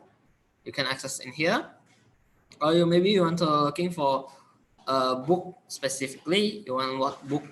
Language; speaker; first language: English; non-native, learner; Indonesian